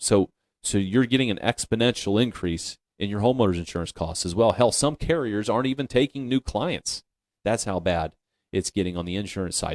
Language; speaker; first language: English; native; English